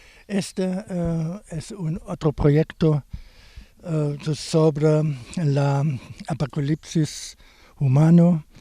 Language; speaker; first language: Spanish; non-native, fluent; German